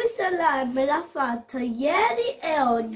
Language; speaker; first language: Italian; early bilingual, other home language; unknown